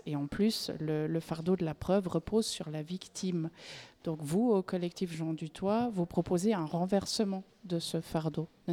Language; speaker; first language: French; native; French